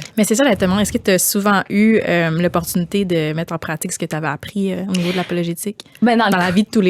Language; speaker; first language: French; native; French